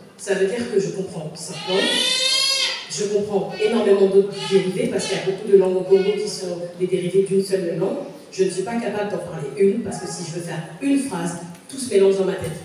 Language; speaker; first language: French; native; French